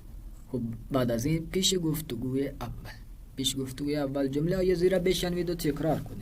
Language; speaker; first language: Persian; non-native, fluent; Urdu